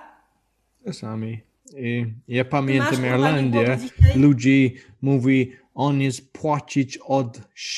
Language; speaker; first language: Polish; non-native, learner; English